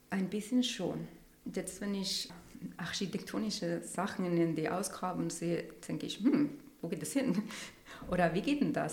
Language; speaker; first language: German; non-native, learner; Spanish